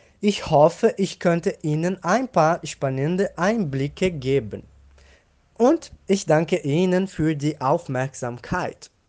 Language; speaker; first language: German; non-native, learner; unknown